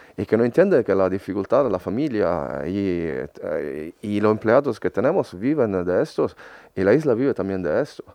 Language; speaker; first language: Spanish; non-native, fluent; Italian